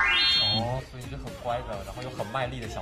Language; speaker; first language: Chinese; native; Chinese